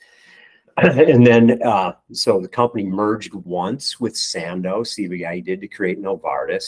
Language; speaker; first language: English; native; English